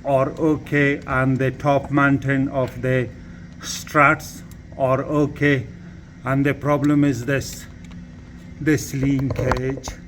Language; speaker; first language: English; non-native, fluent; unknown